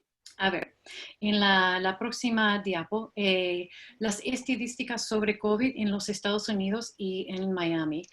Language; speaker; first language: Spanish; non-native, fluent; English